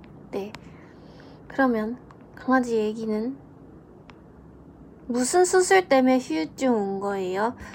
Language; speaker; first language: Korean; early bilingual, heritage; Korean